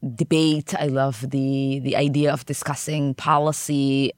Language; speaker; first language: English; early bilingual, other home language; Somali